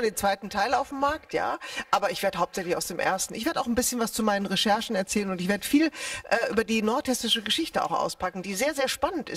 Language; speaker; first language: German; native; German